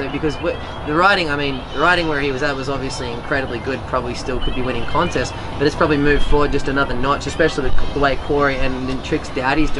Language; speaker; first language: English; native; English